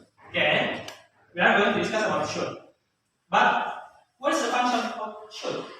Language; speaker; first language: English; non-native, learner; Indonesian